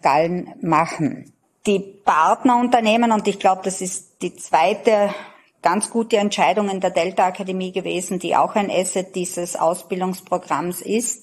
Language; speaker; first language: German; native; German